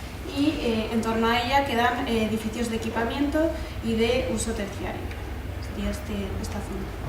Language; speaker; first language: Spanish; native; Spanish